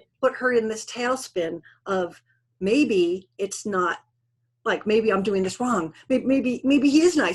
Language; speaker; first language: English; native; English